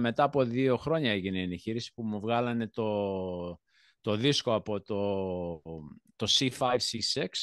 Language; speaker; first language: Greek; early bilingual, heritage; Greek